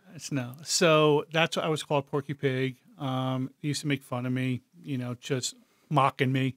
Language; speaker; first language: English; native; English